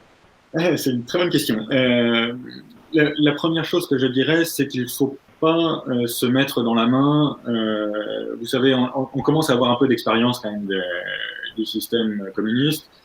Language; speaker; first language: French; native; French